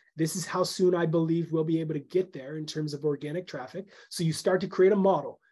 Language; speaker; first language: English; native; English